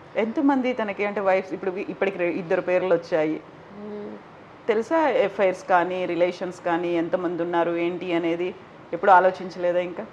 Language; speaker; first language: Telugu; native; Telugu